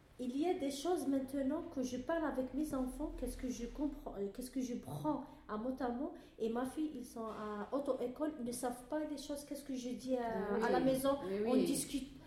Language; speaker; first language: French; non-native, learner; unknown